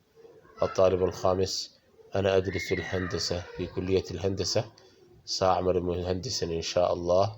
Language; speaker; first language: Arabic; non-native, fluent; Somali